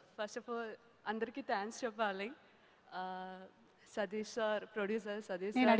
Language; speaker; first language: Telugu; non-native, learner; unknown